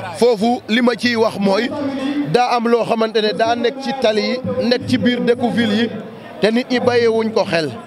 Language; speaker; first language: Wolof; non-native, local second language; Serer